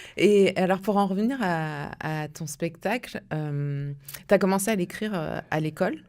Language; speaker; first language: French; native; French